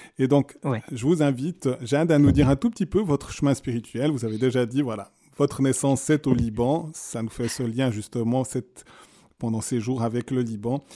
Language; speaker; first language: French; native; French